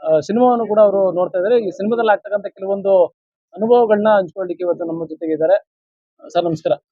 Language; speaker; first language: Kannada; native; Kannada